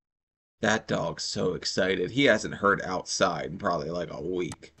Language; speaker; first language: English; native; English